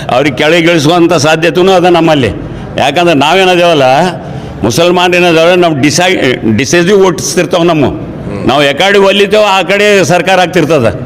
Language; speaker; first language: Kannada; non-native, local second language; Urdu